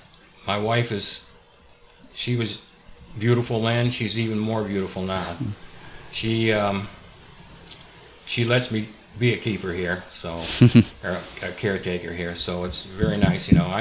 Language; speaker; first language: English; native; English